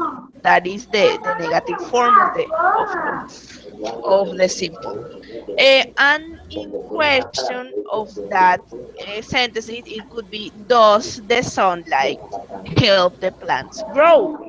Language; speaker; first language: English; non-native, learner; Spanish